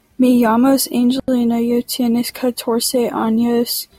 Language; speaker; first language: Spanish; non-native, learner; English